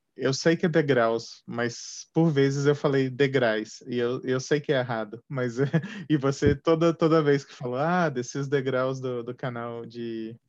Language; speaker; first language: Portuguese; native; Portuguese